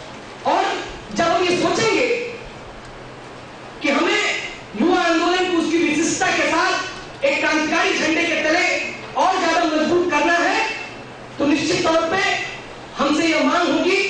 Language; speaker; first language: Hindi; native; Hindi